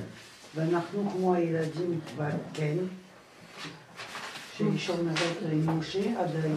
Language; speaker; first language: Hebrew; non-native, learner; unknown